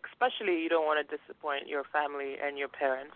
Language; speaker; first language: English; non-native, local second language; Yoruba